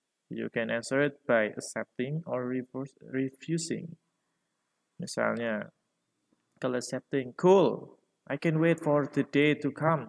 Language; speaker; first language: English; non-native, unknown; Indonesian